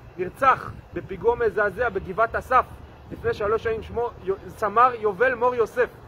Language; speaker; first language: Hebrew; native; Hebrew